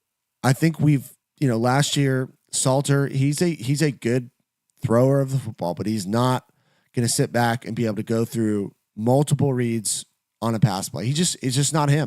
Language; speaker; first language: English; native; English